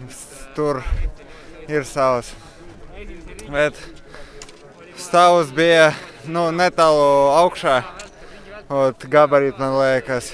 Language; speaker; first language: Latvian; non-native, local second language; Russian